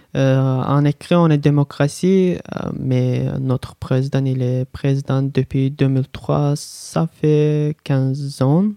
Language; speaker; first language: French; non-native, learner; Azerbaijani